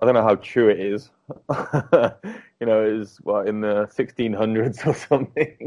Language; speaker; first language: English; native; English